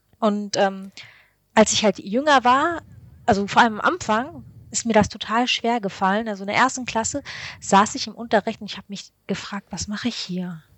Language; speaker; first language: German; early bilingual, other home language; Arabic